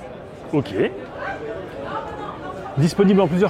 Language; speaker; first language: French; native; French